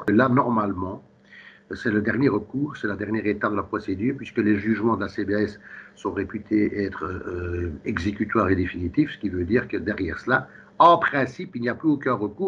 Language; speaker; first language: French; native; French